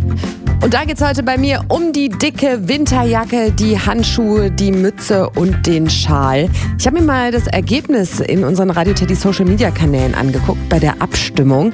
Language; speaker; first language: German; native; German